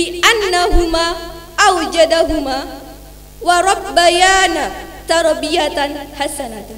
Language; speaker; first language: Arabic; non-native, learner; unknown